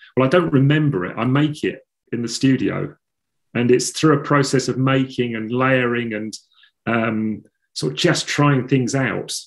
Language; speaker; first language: English; native; English